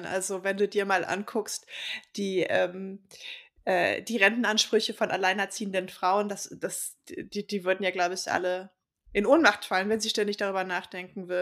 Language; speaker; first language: German; native; German